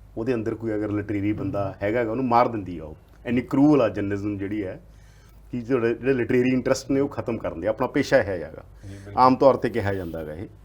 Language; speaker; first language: Punjabi; native; Punjabi